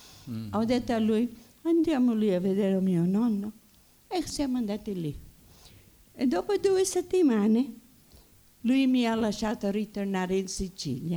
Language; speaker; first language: Italian; early bilingual, heritage; Italian